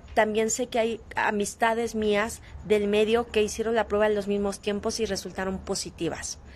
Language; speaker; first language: Spanish; native; Spanish